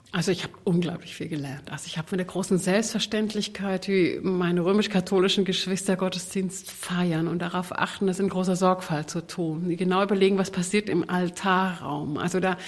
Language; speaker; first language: German; native; German